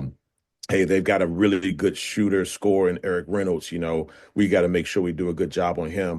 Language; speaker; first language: English; native; English